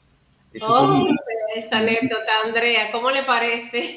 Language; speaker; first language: Spanish; native; Spanish